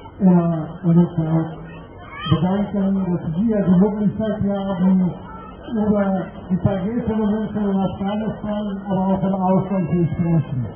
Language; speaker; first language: German; non-native, fluent; Persian